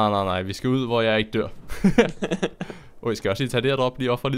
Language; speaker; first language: Danish; native; Danish